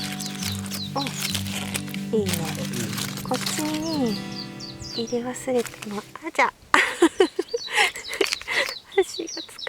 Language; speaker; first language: Japanese; native; Japanese